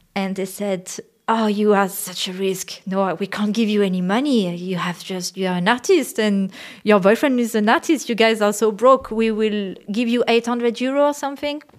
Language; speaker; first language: English; non-native, fluent; French